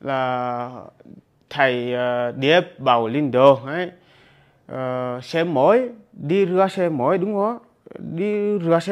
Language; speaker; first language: Vietnamese; non-native, learner; Portuguese